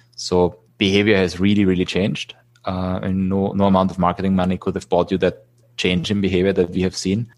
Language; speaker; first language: English; non-native, fluent; German